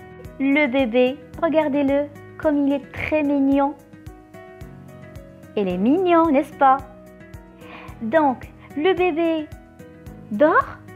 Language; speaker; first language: French; non-native, local second language; Arabic